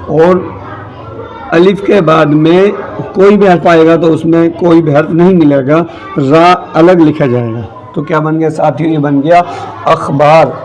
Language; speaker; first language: Urdu; native; Urdu